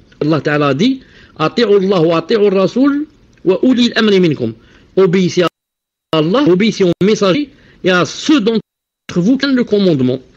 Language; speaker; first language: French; non-native, local second language; Arabic